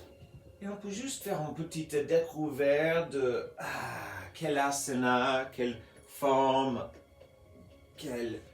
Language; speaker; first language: French; non-native, fluent; English